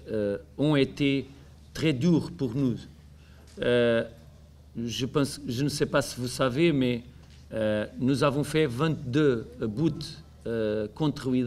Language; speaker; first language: French; non-native, learner; Portuguese